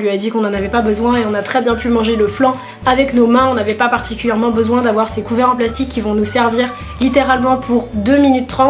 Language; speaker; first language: French; native; French